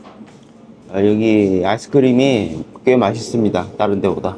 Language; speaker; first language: Korean; native; Korean